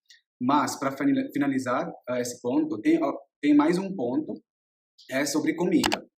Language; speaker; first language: Portuguese; non-native, learner; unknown